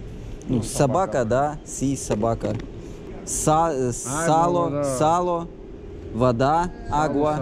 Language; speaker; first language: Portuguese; non-native, learner; Russian